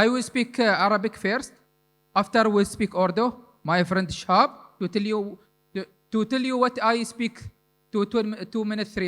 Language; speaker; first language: English; non-native, learner; Arabic